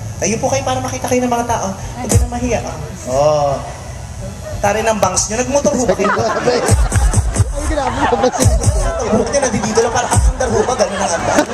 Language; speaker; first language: Filipino; native; Filipino